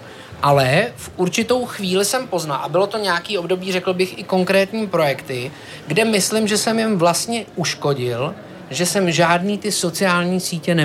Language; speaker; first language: Czech; native; Czech